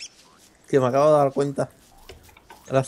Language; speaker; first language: Spanish; native; Spanish